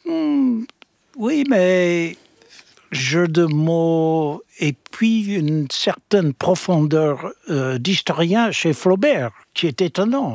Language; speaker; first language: French; non-native, fluent; English